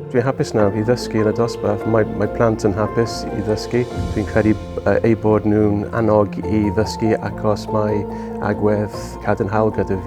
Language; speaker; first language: Welsh; non-native, learner; English